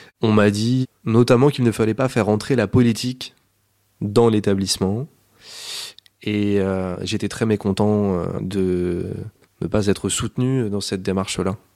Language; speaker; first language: French; native; French